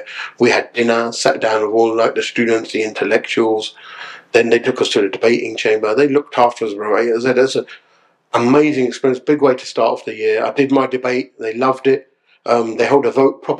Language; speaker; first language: English; native; English